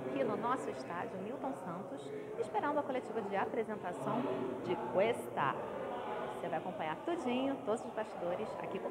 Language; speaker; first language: Portuguese; native; Portuguese